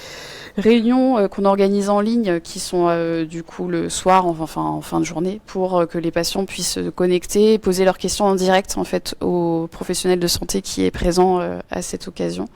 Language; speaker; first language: French; native; French